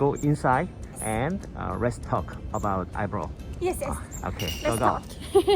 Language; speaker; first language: English; non-native, learner; Korean